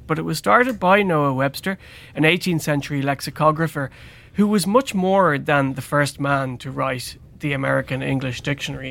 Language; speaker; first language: English; native; English